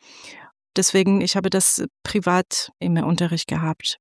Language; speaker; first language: German; non-native, fluent; Persian